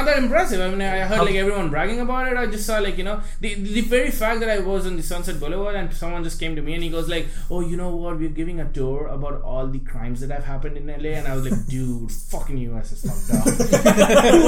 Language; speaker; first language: English; non-native, local second language; Hindi